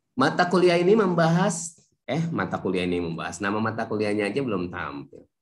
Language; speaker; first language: Indonesian; native; Indonesian